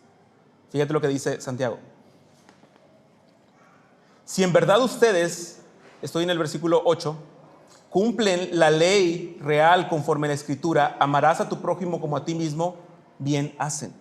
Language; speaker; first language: Spanish; native; Spanish